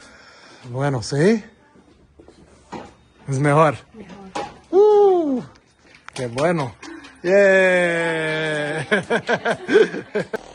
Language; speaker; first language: Spanish; non-native, learner; English